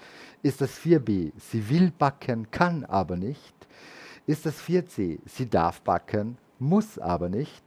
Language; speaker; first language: German; native; German